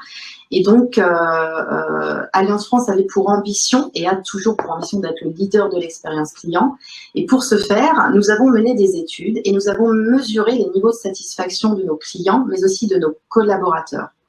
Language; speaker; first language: French; native; French